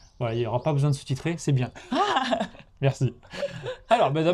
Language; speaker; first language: French; native; French